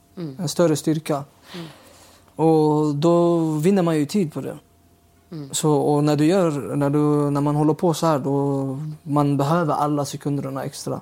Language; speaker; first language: Swedish; early bilingual, other home language; Uyghur